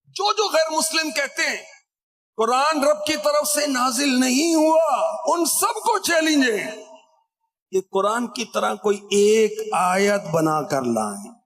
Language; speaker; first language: Urdu; non-native, local second language; Punjabi